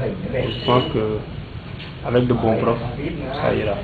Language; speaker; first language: French; non-native, local second language; Wolof